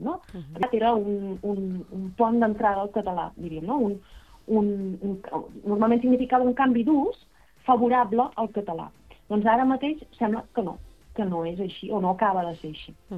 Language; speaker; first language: Catalan; native; Catalan